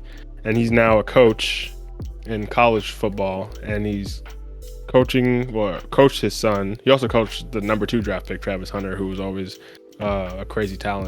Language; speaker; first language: English; native; English